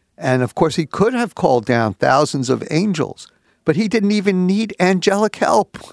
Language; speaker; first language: English; native; English